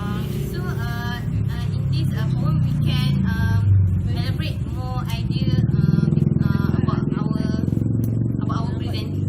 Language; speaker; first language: English; non-native, local second language; Malay